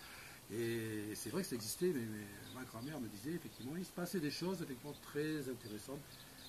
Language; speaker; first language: French; native; French